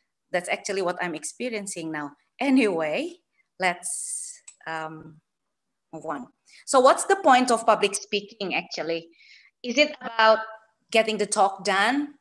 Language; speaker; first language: English; non-native, fluent; Sundanese